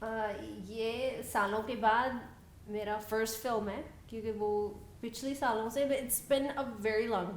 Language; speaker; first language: Hindi; non-native, learner; English